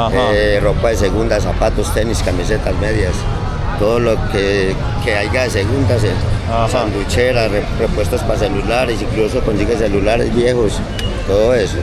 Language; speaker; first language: Spanish; native; Spanish